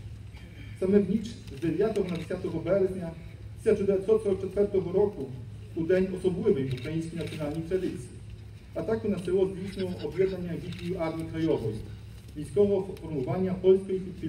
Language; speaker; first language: Ukrainian; early bilingual, heritage; Ukrainian